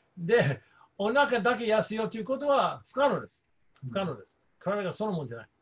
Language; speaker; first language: Japanese; non-native, fluent; English